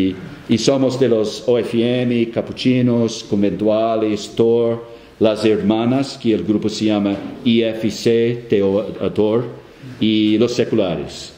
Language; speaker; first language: Spanish; non-native, fluent; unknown